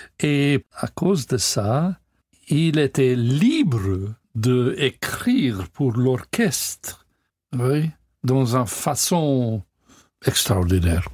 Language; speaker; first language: French; non-native, learner; English